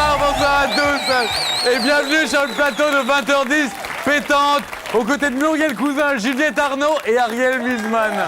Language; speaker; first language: French; native; French